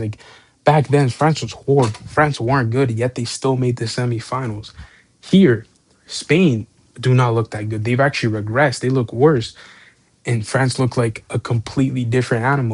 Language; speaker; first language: English; native; English